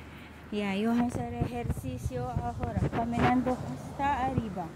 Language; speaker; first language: Spanish; non-native, learner; Filipino